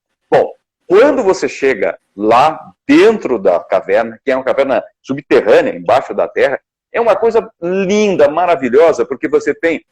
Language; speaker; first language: Portuguese; native; Portuguese